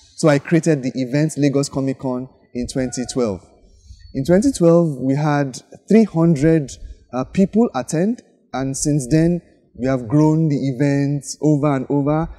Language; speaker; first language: English; non-native, local second language; Yoruba